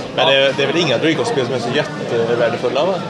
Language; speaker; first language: Swedish; native; Swedish